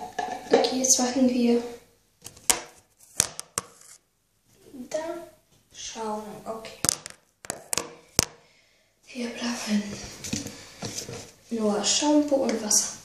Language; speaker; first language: German; non-native, learner; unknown